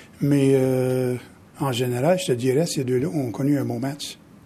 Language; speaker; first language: French; native; French